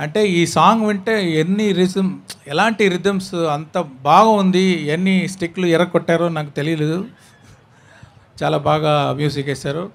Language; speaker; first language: Telugu; non-native, learner; Tamil